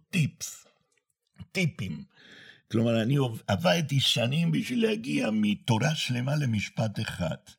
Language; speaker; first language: Hebrew; non-native, fluent; Spanish